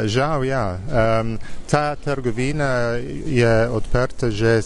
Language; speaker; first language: Slovenian; non-native, fluent; English